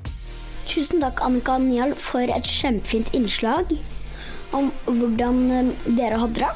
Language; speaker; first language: Norwegian; native; Norwegian